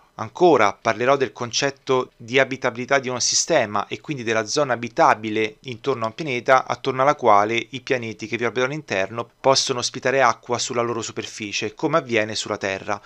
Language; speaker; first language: Italian; native; Italian